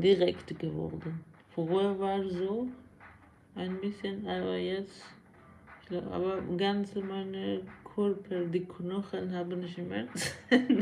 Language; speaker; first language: German; non-native, learner; Persian